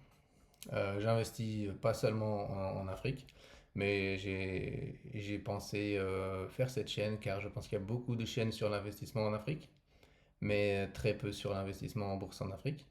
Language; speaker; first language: French; native; French